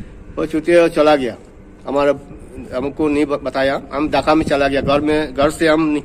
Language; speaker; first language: Hindi; non-native, learner; Bangla